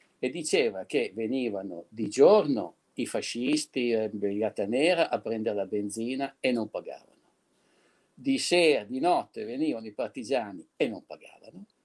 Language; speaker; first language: Italian; native; Italian